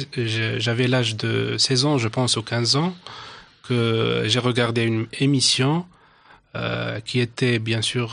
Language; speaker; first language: French; non-native, local second language; Arabic